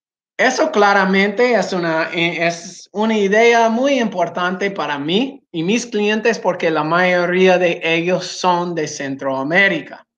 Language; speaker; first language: Spanish; non-native, fluent; English